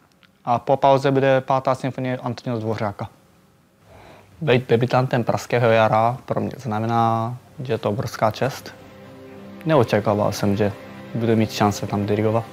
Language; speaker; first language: Czech; non-native, fluent; Japanese